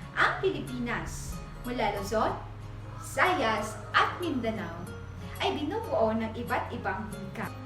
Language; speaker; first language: Filipino; non-native, local second language; Maranao